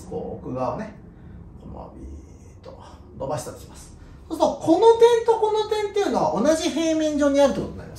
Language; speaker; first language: Japanese; native; Japanese